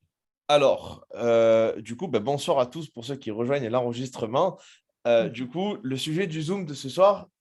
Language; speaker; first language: French; native; French